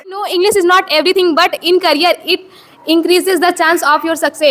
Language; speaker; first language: English; non-native, learner; Hindi